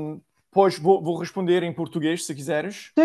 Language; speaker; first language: Portuguese; non-native, fluent; Italian